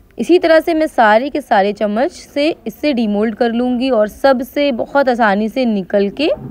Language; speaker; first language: Hindi; native; Hindi